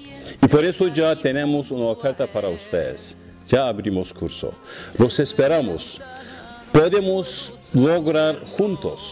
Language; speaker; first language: Spanish; non-native, fluent; Turkish